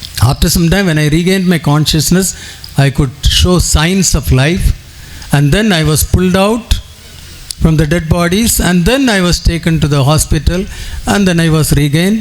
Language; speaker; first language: English; non-native, local second language; Tamil